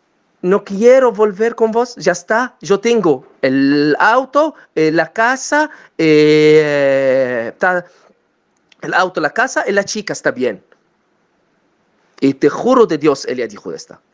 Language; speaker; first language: Spanish; non-native, learner; Arabic